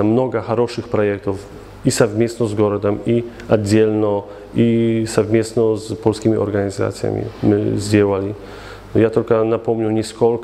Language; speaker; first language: Russian; non-native, fluent; Polish